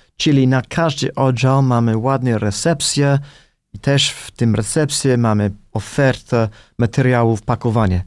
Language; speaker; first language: Polish; non-native, fluent; English